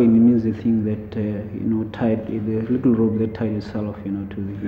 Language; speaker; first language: English; non-native, local second language; Zulu